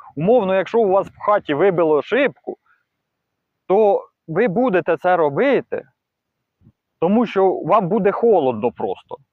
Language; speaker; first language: Ukrainian; non-native, local second language; Russian